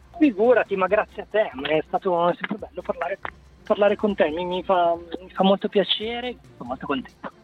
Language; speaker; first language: Italian; native; Italian